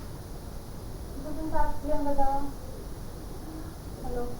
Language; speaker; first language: German; non-native, learner; Hindi